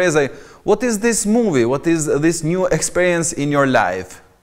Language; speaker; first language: English; non-native, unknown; Albanian